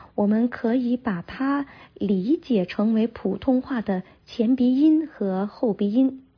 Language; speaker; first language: Chinese; non-native, local second language; Cantonese